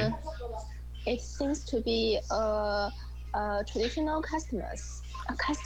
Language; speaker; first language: English; non-native, learner; Chinese